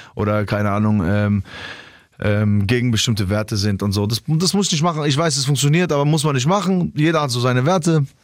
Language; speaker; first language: German; early bilingual, other home language; Albanian